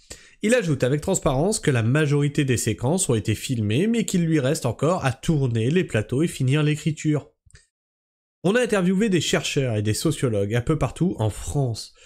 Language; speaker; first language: French; native; French